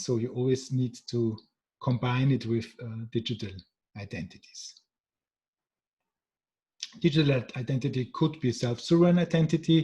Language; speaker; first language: English; non-native, fluent; German